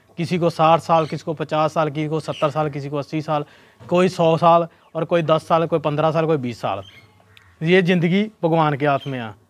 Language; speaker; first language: Hindi; non-native, local second language; Punjabi